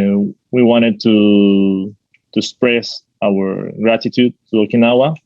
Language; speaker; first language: English; non-native, fluent; Spanish